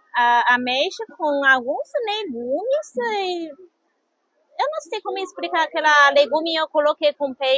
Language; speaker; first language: Portuguese; non-native, fluent; Chinese